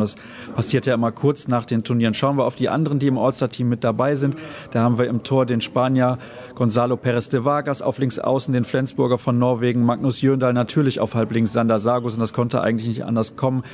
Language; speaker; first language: German; native; German